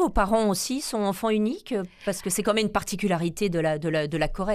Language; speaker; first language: French; native; French